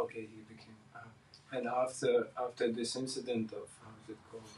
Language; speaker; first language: English; non-native, fluent; Lithuanian